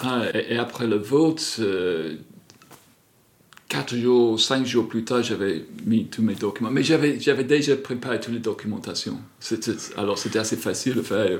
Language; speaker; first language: French; non-native, fluent; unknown